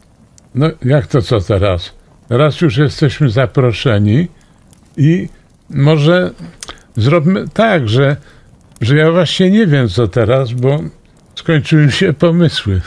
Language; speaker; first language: Polish; native; Polish